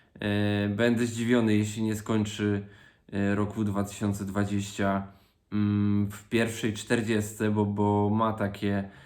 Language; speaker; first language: Polish; native; Polish